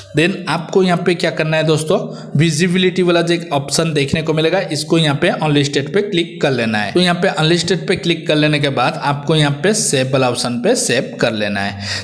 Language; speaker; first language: Hindi; native; Hindi